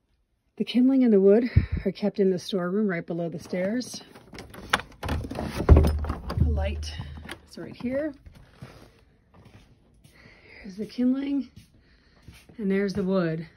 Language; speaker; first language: English; native; English